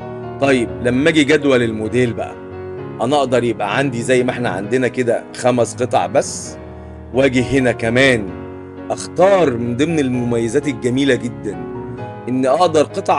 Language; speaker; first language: Arabic; native; Arabic